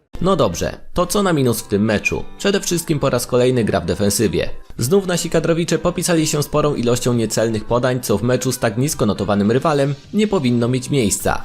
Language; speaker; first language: Polish; native; Polish